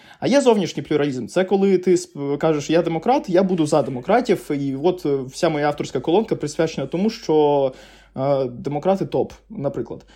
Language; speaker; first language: Ukrainian; non-native, local second language; Russian